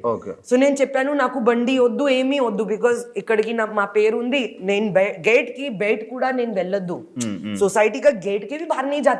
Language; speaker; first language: Telugu; non-native, local second language; Hindi